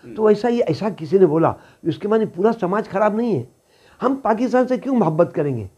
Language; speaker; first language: Hindi; native; Hindi